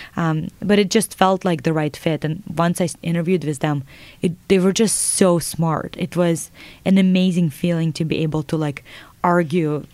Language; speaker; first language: English; non-native, fluent; Russian